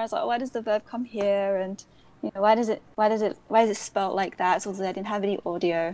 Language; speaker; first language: English; native; English